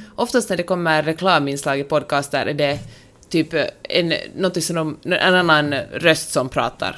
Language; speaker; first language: Swedish; native; Swedish